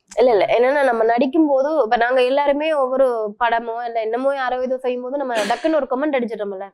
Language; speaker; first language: Tamil; native; Tamil